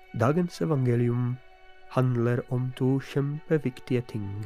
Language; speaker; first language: Norwegian; non-native, fluent; Polish